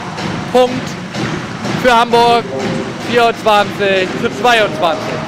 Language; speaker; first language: German; native; German